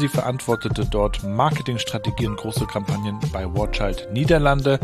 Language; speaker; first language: German; native; German